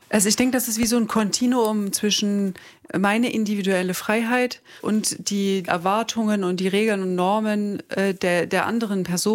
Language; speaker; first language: German; native; German